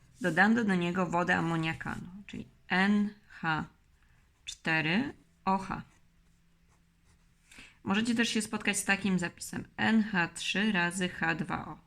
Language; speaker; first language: Polish; native; Polish